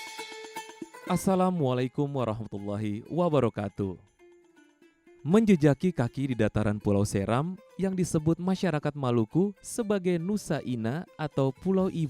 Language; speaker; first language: Indonesian; native; Indonesian